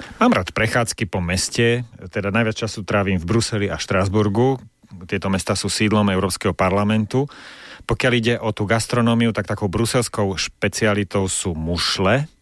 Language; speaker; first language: Slovak; native; Slovak